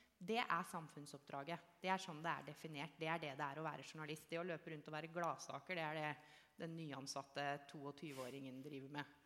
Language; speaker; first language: Norwegian; native; Norwegian